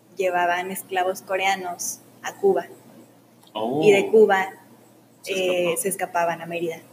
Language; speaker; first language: Spanish; native; Spanish